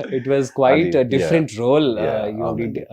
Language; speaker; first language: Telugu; native; Telugu